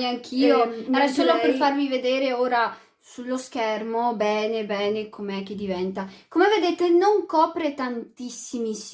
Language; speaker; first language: Italian; early bilingual, other home language; Arabic